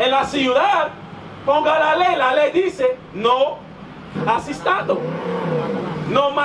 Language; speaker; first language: Spanish; non-native, learner; English